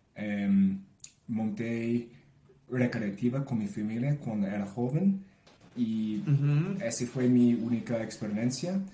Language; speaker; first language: Spanish; non-native, learner; English